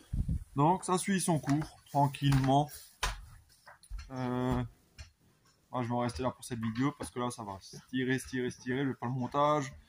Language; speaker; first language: French; native; French